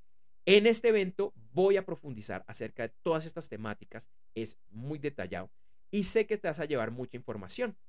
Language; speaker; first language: Spanish; native; Spanish